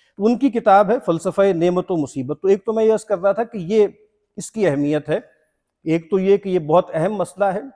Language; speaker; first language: Urdu; non-native, local second language; Punjabi